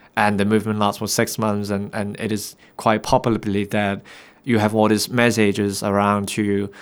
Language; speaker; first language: English; non-native, local second language; Cantonese